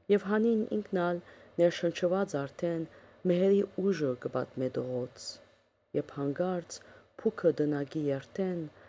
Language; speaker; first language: Armenian; early bilingual, heritage; Armenian